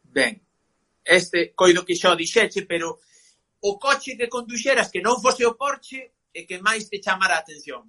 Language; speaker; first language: Galician; native; Galician